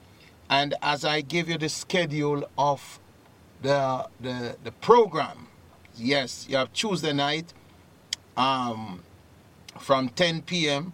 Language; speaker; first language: English; native; English